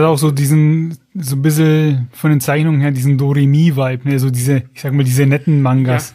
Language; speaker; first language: German; native; German